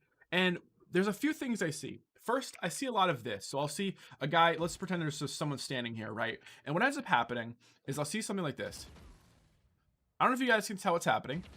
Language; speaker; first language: English; native; English